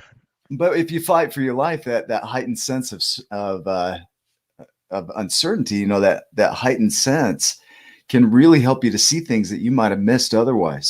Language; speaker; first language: English; native; English